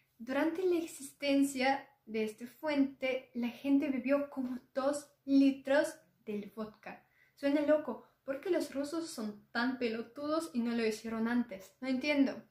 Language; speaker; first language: Spanish; non-native, learner; Russian